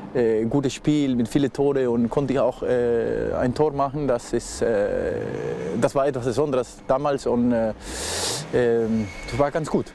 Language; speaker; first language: German; non-native, fluent; Spanish